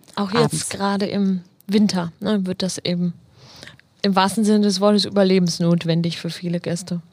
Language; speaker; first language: German; native; German